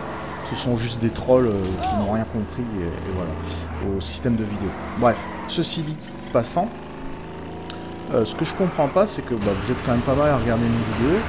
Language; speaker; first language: French; native; French